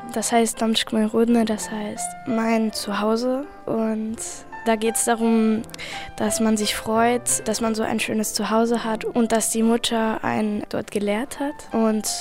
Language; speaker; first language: German; non-native, local second language; Upper Sorbian